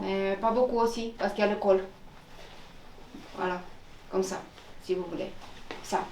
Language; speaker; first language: French; non-native, learner; Romanian